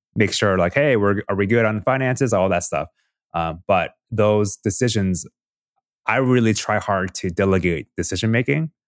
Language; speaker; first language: English; early bilingual, other home language; Korean